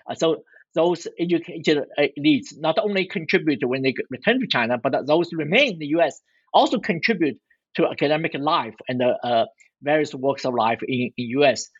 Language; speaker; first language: English; non-native, fluent; Chinese